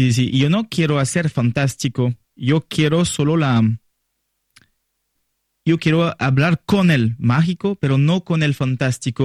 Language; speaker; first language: Spanish; non-native, learner; French